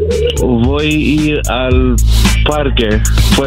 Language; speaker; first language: Spanish; non-native, learner; English